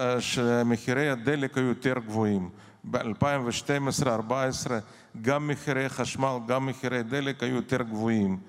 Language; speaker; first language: Hebrew; non-native, fluent; Russian